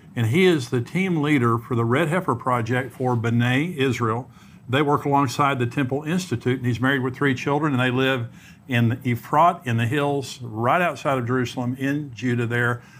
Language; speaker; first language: English; native; English